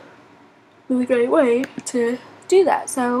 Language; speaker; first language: English; native; English